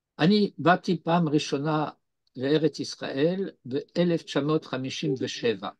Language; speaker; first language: Hebrew; non-native, fluent; French